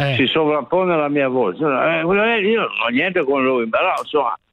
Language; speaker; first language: Italian; native; Italian